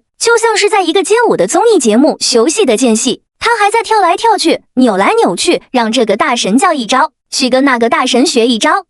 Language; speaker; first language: Chinese; native; Chinese